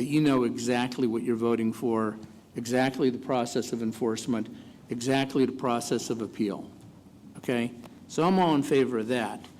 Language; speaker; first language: English; native; English